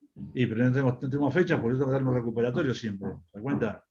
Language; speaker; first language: Spanish; native; Spanish